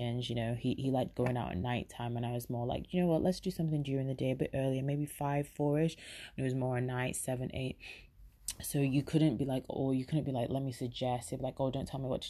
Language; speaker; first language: English; native; English